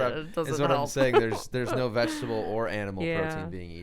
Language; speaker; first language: English; native; English